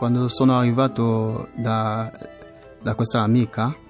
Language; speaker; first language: Italian; non-native, fluent; French